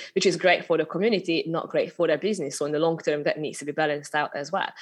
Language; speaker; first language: English; non-native, fluent; Hungarian